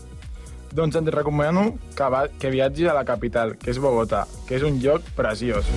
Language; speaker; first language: Catalan; non-native, learner; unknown